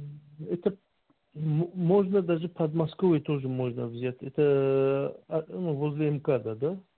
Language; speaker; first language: Russian; non-native, learner; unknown